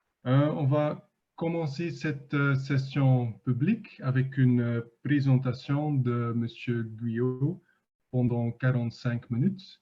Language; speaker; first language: French; non-native, fluent; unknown